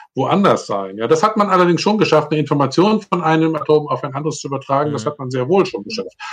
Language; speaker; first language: German; native; German